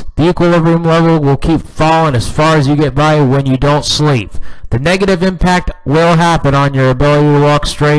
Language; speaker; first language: English; native; English